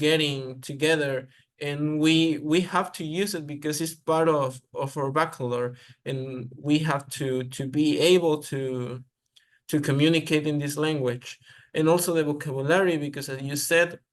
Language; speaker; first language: English; non-native, learner; Spanish